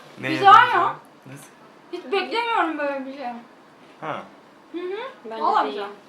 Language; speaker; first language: Turkish; native; Turkish